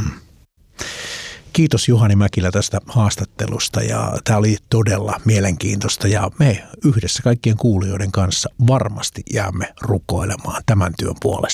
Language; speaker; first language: Finnish; native; Finnish